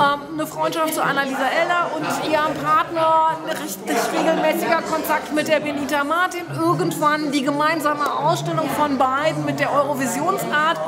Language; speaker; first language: German; native; German